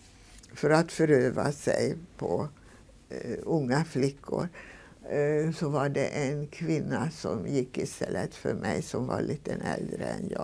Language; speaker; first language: Swedish; non-native, fluent; Hungarian